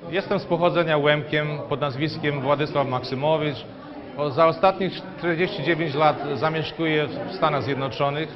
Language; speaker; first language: Polish; non-native, local second language; Rusyn